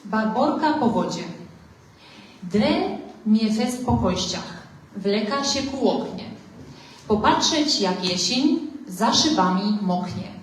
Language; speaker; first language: Polish; native; Polish